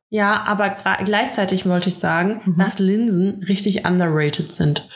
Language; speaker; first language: German; early bilingual, other home language; Russian